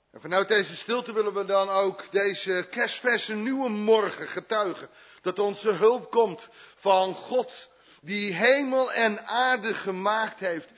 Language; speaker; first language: Dutch; native; Dutch